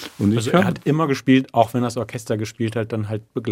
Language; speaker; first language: German; native; German